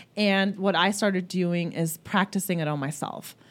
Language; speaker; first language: English; early bilingual, other home language; German